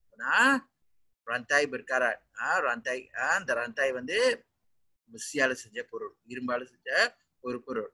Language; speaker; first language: Malay; native; Malay